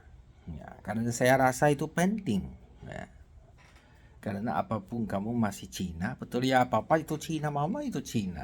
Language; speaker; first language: Indonesian; non-native, fluent; Chinese